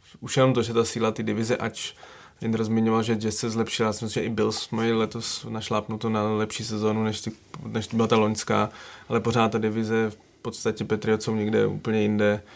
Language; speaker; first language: Czech; native; Czech